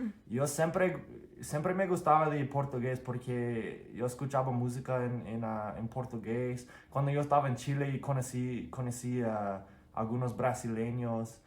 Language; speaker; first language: Spanish; non-native, fluent; English